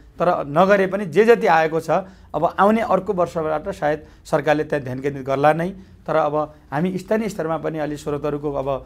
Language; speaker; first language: Nepali; native; Nepali